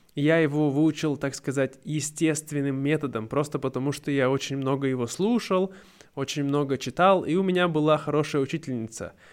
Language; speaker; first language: Russian; native; Russian